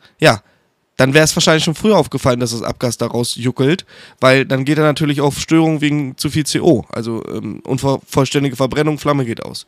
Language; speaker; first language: German; native; German